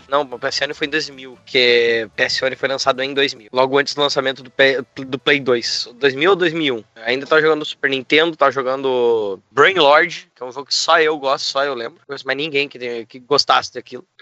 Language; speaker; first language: Portuguese; native; Portuguese